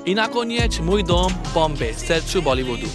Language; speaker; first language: Polish; non-native, learner; Hindi